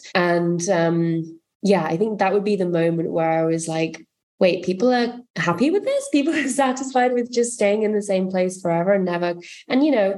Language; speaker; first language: English; native; English